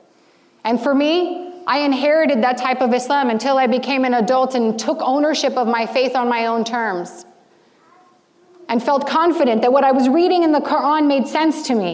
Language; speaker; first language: English; native; English